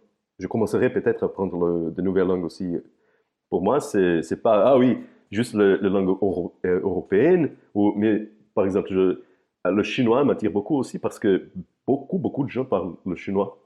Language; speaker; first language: French; non-native, fluent; Portuguese